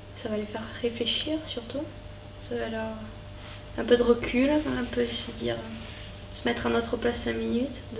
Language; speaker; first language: French; early bilingual, other home language; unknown